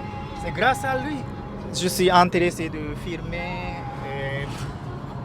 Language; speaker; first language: French; non-native, learner; Japanese